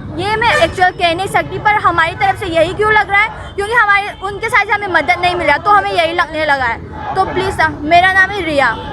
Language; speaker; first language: Hindi; non-native, local second language; Manipuri